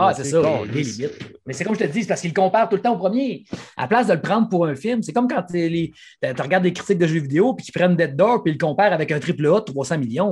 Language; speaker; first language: French; native; French